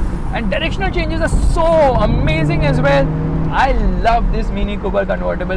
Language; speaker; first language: English; non-native, local second language; Hindi